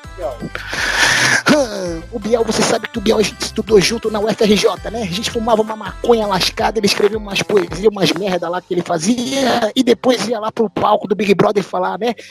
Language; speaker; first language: Portuguese; native; Portuguese